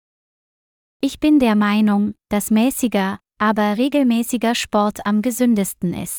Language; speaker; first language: German; non-native, fluent; Vietnamese